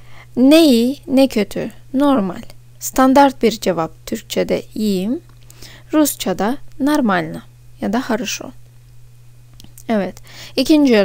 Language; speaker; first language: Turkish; non-native, fluent; Russian